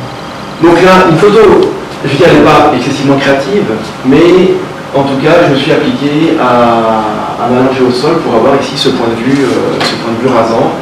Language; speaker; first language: French; native; French